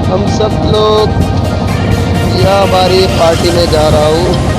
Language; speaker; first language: Hindi; non-native, local second language; Bangla